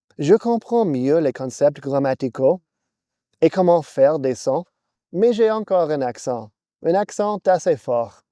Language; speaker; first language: French; non-native, fluent; English